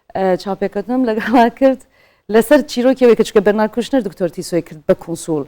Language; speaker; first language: Central Kurdish; native; Central Kurdish